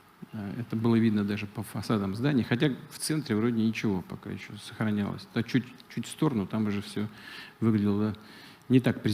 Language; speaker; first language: Russian; native; Russian